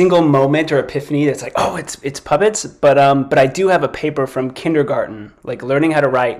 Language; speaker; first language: English; native; English